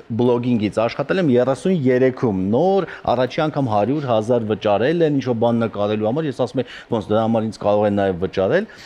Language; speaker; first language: Armenian; native; Armenian